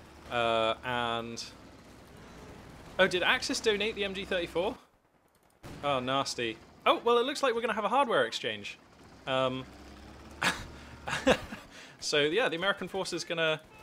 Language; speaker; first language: English; native; English